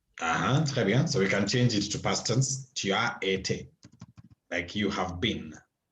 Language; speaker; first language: French; non-native, fluent; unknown